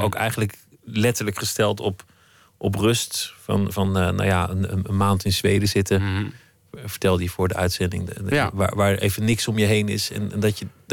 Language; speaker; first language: Dutch; native; Dutch